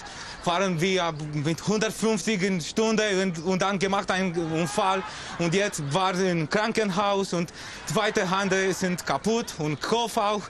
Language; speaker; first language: German; non-native, learner; Romanian